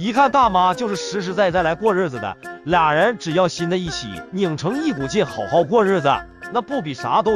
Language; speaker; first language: Chinese; native; Chinese